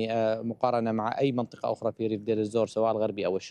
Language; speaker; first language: Arabic; native; Arabic